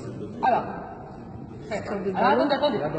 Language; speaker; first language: French; native; French